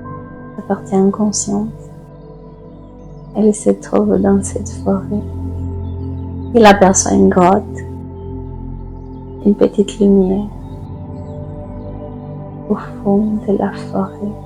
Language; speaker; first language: French; native; French